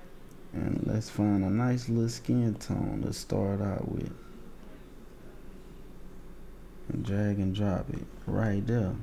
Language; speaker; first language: English; native; English